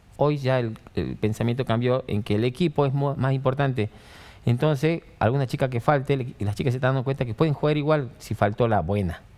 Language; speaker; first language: Spanish; native; Spanish